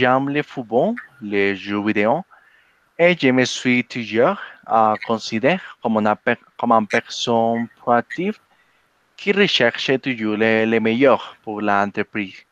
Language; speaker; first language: French; non-native, learner; Spanish